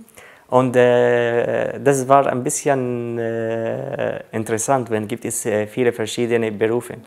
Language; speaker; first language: German; non-native, learner; Arabic